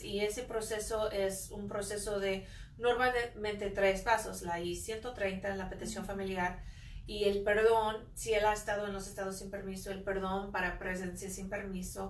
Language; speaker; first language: Spanish; non-native, fluent; English